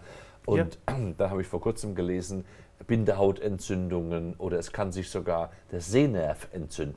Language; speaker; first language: German; native; German